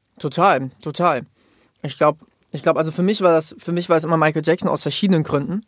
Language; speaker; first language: German; native; German